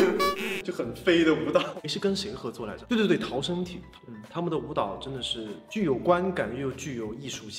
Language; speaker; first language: Chinese; native; Chinese